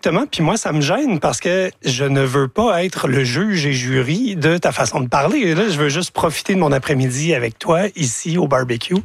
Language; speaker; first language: French; native; French